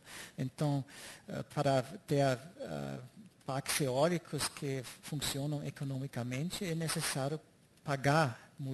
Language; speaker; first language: Portuguese; non-native, fluent; German